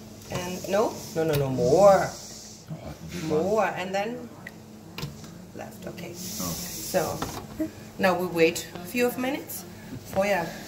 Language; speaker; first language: English; non-native, learner; German